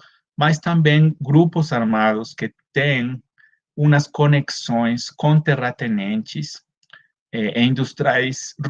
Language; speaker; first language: Portuguese; non-native, fluent; Spanish